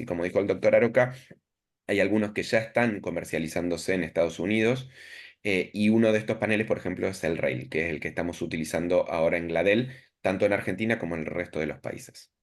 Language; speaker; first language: Spanish; native; Spanish